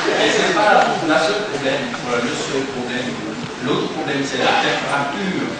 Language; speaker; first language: French; non-native, fluent; German